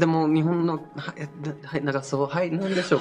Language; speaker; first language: Japanese; non-native, learner; English